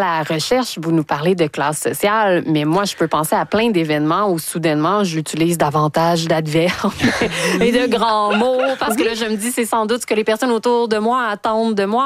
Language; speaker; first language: French; native; French